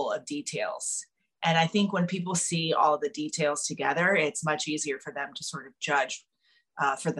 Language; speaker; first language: English; native; English